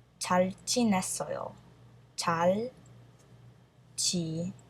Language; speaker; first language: Korean; early bilingual, heritage; Korean